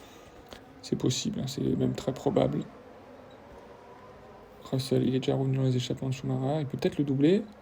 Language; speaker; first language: French; native; French